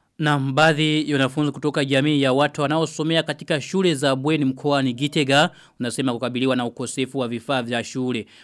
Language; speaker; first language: Swahili; non-native, local second language; Rundi